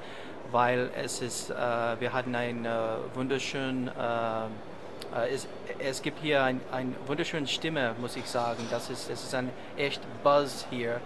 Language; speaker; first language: German; non-native, learner; English